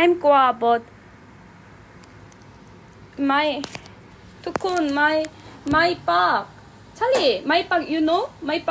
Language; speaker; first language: English; non-native, learner; Korean